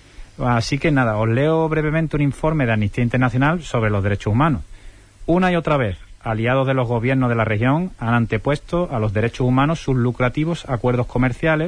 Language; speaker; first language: Spanish; native; Spanish